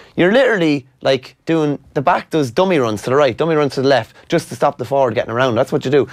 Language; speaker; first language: English; native; English